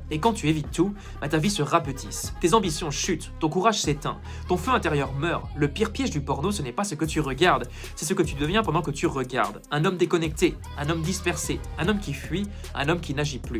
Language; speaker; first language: French; native; French